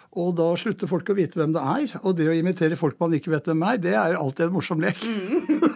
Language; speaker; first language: Norwegian; native; Norwegian